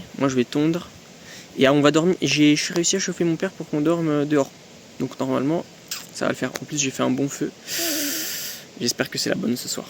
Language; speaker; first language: French; native; French